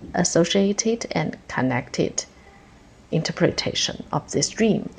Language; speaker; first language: English; non-native, fluent; Chinese